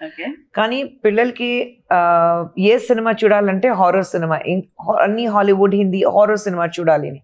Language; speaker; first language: Telugu; non-native, fluent; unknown